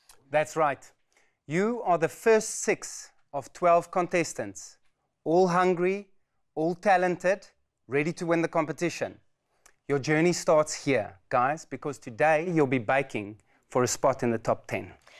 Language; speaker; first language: English; non-native, local second language; Afrikaans